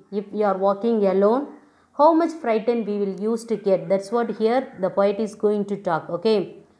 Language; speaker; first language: English; non-native, local second language; Tamil